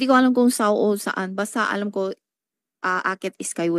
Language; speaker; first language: Filipino; non-native, learner; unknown